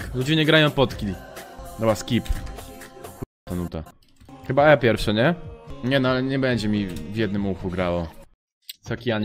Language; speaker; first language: Polish; native; Polish